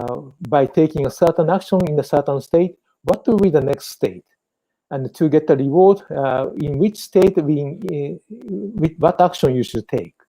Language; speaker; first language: English; non-native, fluent; Japanese